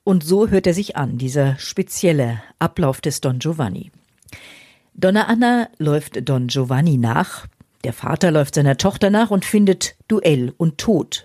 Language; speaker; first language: German; native; German